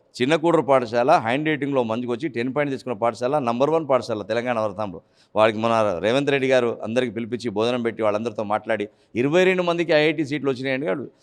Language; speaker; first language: Telugu; native; Telugu